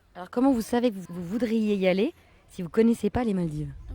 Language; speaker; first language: French; native; French